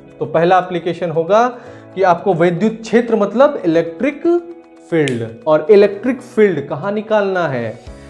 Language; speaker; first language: Hindi; native; Hindi